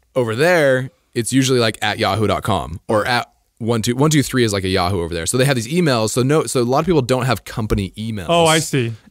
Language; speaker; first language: English; native; English